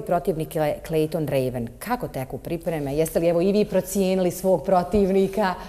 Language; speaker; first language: Serbian; native; Serbian